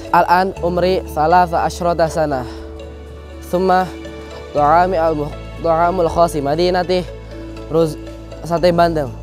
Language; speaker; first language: Arabic; non-native, learner; Indonesian